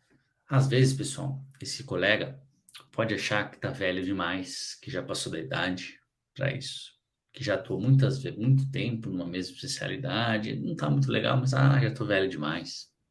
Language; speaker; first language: Portuguese; native; Portuguese